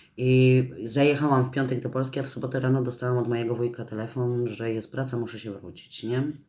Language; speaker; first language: Polish; native; Polish